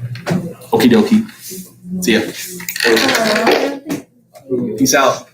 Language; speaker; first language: English; native; English